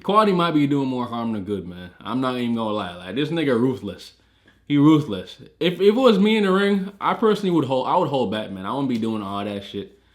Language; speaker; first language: English; native; English